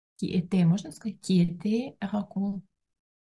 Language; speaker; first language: French; non-native, learner; Russian